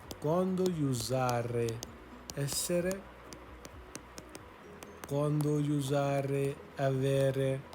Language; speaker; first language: Italian; non-native, learner; English